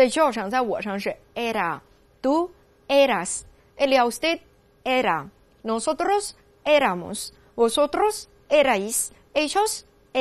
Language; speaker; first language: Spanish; non-native, learner; Chinese